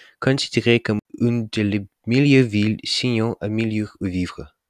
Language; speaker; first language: French; non-native, learner; English